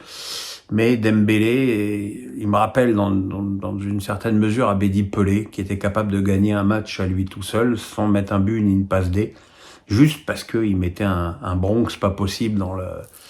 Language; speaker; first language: French; native; French